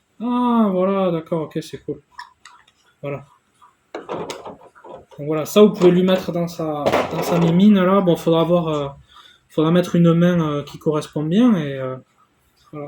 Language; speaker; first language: French; native; French